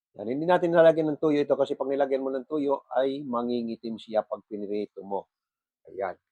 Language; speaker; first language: Filipino; non-native, local second language; Bikol